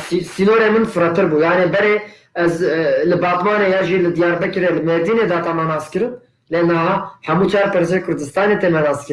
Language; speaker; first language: Kurdish; non-native, local second language; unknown